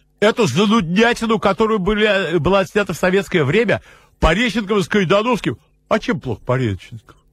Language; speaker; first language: Russian; native; Russian